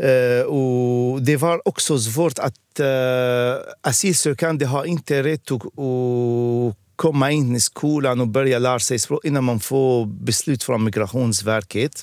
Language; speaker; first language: Swedish; non-native, fluent; Arabic